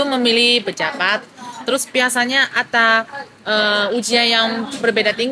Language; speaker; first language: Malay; non-native, fluent; Chinese